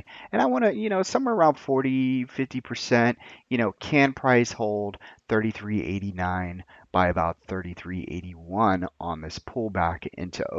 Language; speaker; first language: English; native; English